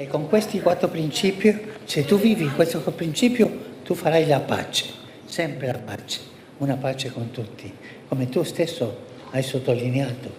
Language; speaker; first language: Italian; non-native, fluent; Spanish